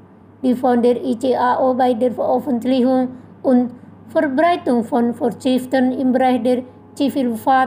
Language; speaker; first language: German; non-native, fluent; Indonesian